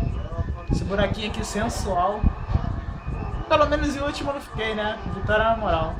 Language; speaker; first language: Portuguese; native; Portuguese